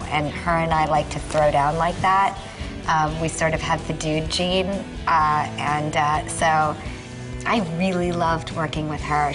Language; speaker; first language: English; native; English